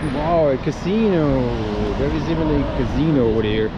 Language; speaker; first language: English; non-native, learner; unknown